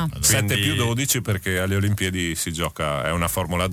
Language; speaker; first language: Italian; native; Italian